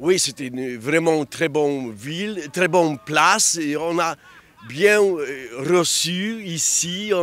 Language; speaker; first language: French; non-native, learner; Polish